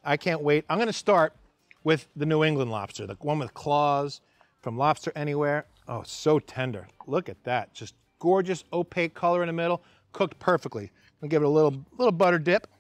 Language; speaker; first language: English; native; English